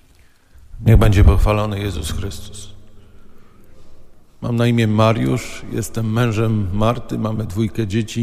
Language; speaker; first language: Polish; native; Polish